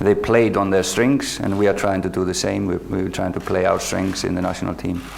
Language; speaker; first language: English; non-native, fluent; Icelandic